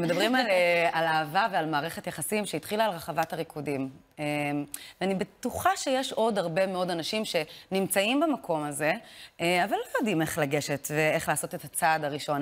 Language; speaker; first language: Hebrew; native; Hebrew